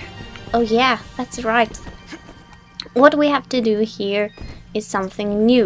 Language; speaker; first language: English; non-native, fluent; Norwegian